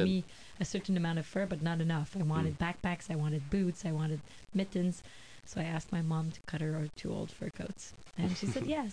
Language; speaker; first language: English; native; English